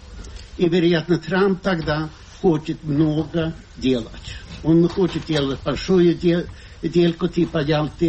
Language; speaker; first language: Russian; non-native, fluent; Swedish